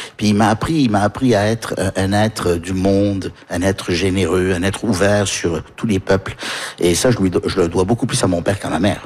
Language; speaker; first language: French; native; French